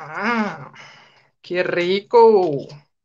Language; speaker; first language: Spanish; non-native, fluent; Portuguese